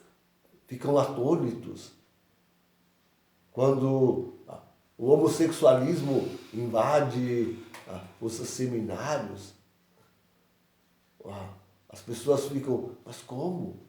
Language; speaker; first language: Portuguese; native; Portuguese